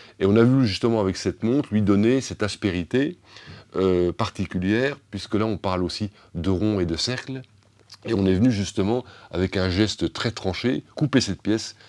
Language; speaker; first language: French; native; French